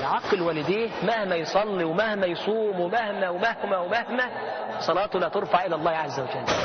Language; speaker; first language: Arabic; native; Arabic